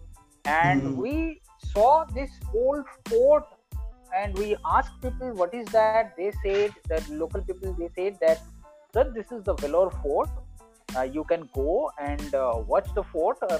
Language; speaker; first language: English; non-native, local second language; Bangla